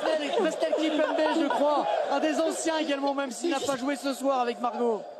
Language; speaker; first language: French; native; French